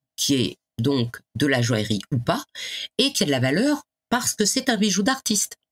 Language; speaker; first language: French; native; French